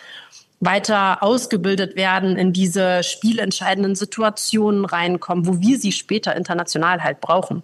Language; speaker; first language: German; native; German